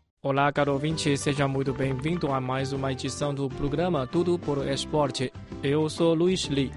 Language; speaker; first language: Portuguese; non-native, fluent; Chinese